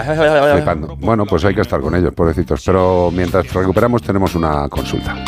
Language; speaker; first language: Spanish; native; Spanish